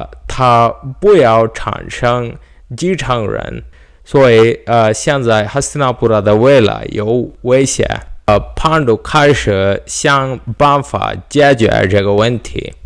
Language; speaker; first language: Chinese; non-native, learner; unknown